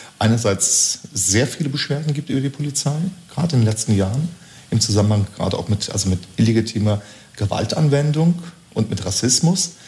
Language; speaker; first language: German; early bilingual, other home language; Turkish